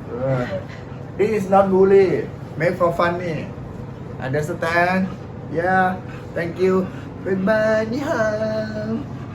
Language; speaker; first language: English; non-native, learner; Thai